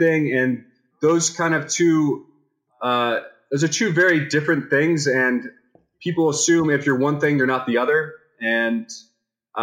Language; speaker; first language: English; native; English